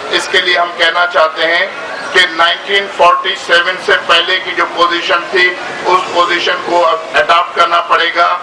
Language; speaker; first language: Urdu; non-native, local second language; Sindhi